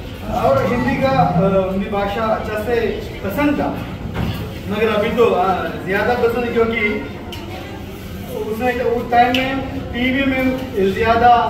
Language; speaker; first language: Hindi; non-native, local second language; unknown